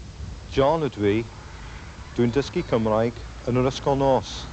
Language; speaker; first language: Welsh; non-native, learner; English